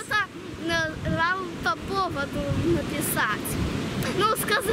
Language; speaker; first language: Russian; non-native, local second language; Lithuanian